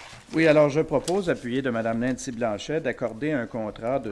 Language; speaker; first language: French; native; French